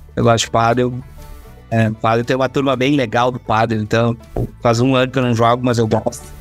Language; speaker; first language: Portuguese; native; Portuguese